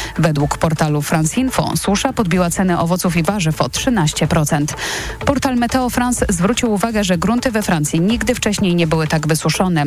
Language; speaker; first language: Polish; native; Polish